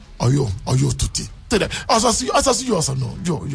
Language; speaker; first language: Hungarian; non-native, learner; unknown